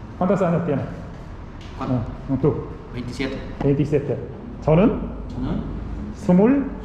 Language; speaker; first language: Spanish; non-native, learner; Korean